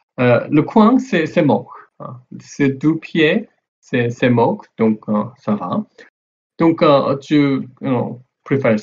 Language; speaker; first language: French; non-native, learner; Korean